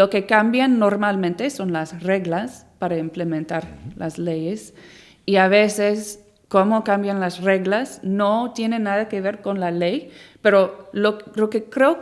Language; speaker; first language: Spanish; non-native, fluent; English